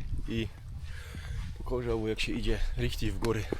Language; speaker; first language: Polish; non-native, local second language; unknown